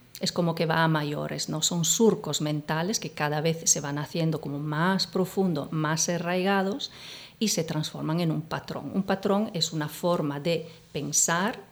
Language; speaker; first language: Spanish; non-native, fluent; Italian